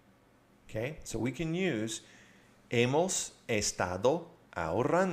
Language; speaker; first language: Spanish; non-native, fluent; English